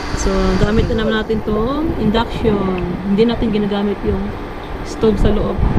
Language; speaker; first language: Filipino; non-native, local second language; Cebuano